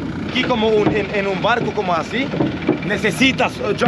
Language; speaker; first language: Spanish; non-native, learner; Swedish